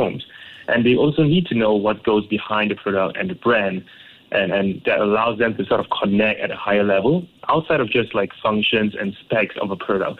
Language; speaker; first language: English; non-native, local second language; Cantonese